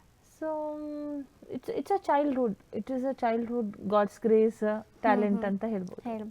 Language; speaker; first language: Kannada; non-native, learner; Hindi